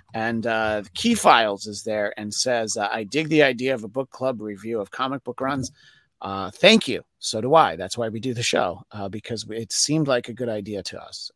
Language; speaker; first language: English; native; English